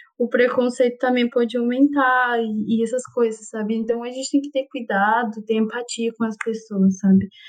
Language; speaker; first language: Portuguese; non-native, fluent; Spanish